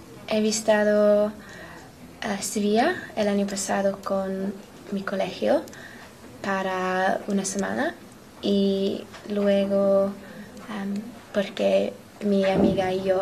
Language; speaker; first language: Spanish; non-native, learner; English